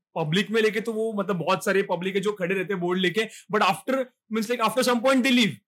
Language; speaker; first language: Hindi; non-native, local second language; Marathi